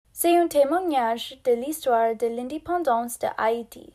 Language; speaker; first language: French; non-native, learner; English